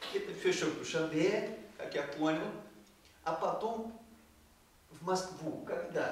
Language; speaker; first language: Russian; non-native, fluent; Portuguese